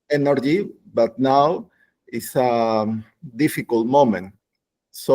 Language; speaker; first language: English; non-native, learner; Spanish